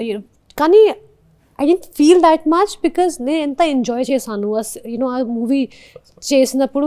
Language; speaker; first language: Telugu; non-native, local second language; Hindi